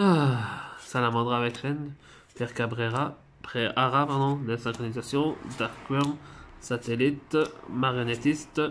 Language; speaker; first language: French; native; French